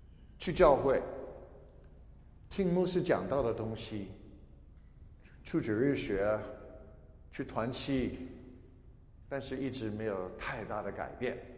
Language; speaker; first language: Chinese; non-native, fluent; English